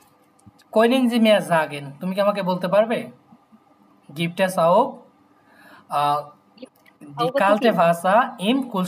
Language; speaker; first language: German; non-native, fluent; Bangla